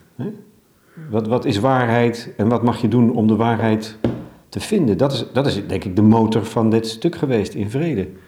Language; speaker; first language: Dutch; native; Dutch